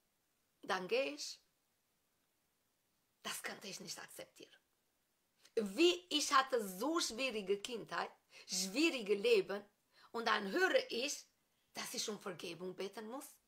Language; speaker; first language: German; non-native, fluent; Albanian